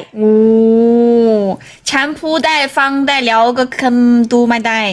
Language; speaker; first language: Thai; non-native, learner; Chinese